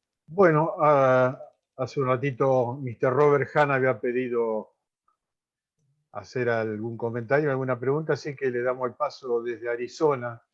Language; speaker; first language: Spanish; native; Spanish